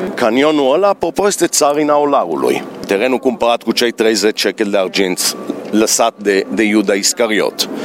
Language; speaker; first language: Romanian; early bilingual, heritage; Romanian